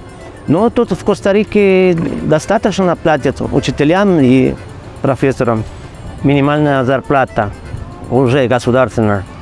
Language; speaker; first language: Russian; non-native, fluent; Spanish